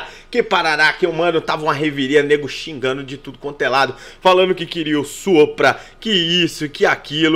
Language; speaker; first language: Portuguese; native; Portuguese